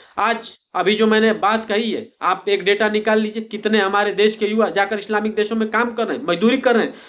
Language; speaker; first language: Hindi; native; Hindi